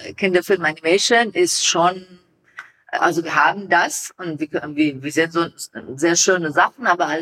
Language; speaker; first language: German; non-native, learner; Persian